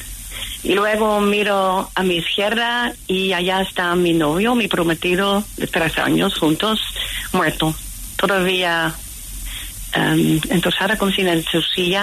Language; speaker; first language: Spanish; non-native, fluent; Dutch